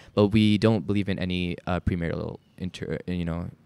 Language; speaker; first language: English; native; English